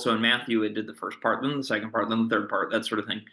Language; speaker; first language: English; native; English